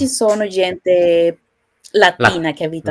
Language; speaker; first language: Italian; non-native, learner; Spanish